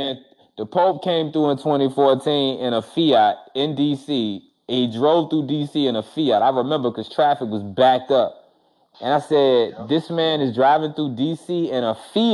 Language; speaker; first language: English; non-native, local second language; Shona